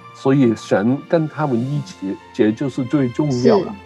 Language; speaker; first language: Chinese; non-native, local second language; Cantonese